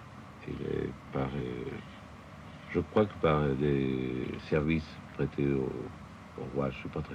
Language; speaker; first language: French; non-native, learner; Spanish